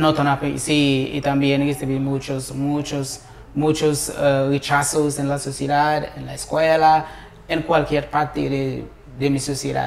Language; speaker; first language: Spanish; non-native, learner; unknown